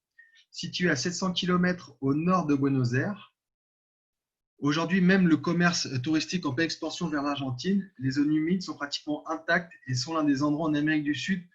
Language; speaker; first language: French; native; French